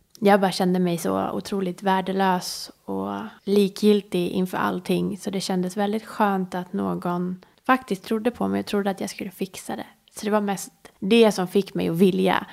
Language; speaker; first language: Swedish; early bilingual, other home language; Persian